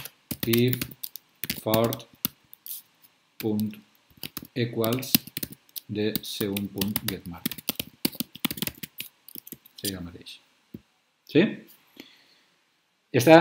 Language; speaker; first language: Catalan; native; Catalan